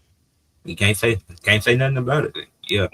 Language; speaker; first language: English; native; English